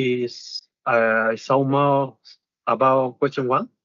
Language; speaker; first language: English; non-native, learner; Spanish